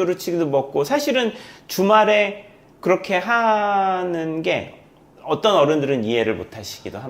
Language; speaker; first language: Korean; native; Korean